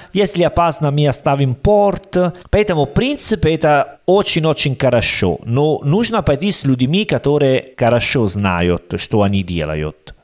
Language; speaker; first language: Russian; non-native, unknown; Italian